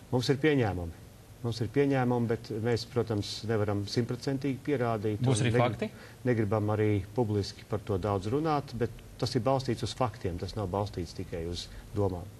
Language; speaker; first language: Latvian; native; Latvian